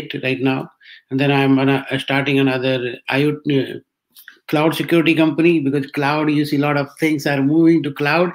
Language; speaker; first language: English; non-native, local second language; Hindi